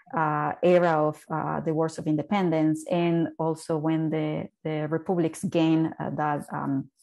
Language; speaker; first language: English; non-native, fluent; Spanish